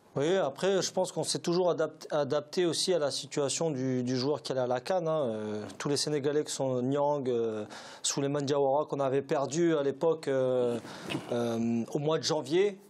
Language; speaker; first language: French; native; French